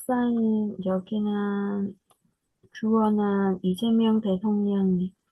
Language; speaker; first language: Korean; non-native, learner; Vietnamese